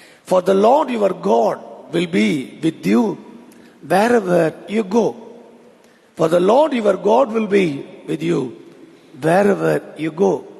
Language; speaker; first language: English; non-native, local second language; Tamil